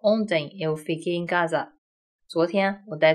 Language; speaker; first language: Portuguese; non-native, fluent; Chinese